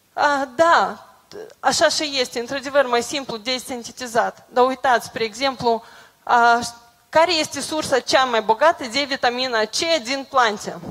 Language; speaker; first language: Romanian; non-native, local second language; Russian